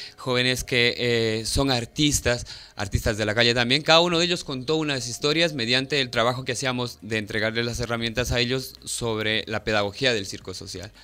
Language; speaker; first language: Spanish; native; Spanish